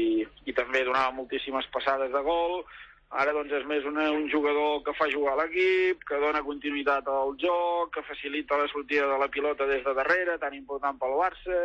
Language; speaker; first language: Catalan; native; Catalan